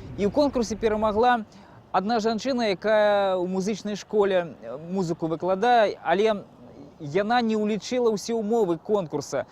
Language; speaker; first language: Belarusian; non-native, local second language; Russian